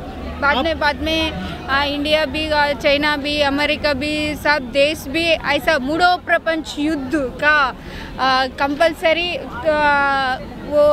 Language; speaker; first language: Hindi; non-native, local second language; Telugu